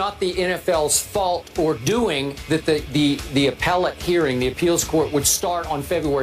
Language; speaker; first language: English; native; English